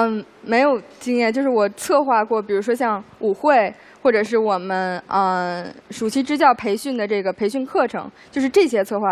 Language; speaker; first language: Chinese; native; Chinese